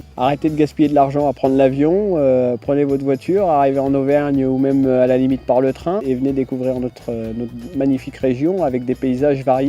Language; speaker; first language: French; native; French